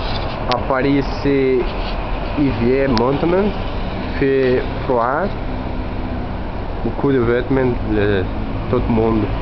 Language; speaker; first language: French; non-native, learner; Portuguese